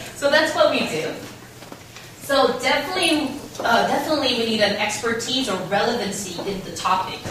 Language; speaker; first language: English; non-native, fluent; Korean